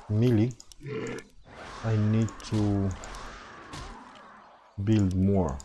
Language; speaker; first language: English; non-native, fluent; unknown